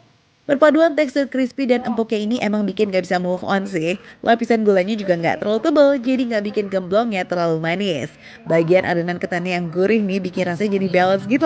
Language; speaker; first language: Indonesian; native; Indonesian